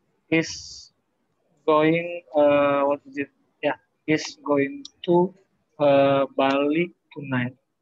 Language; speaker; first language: English; non-native, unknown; Indonesian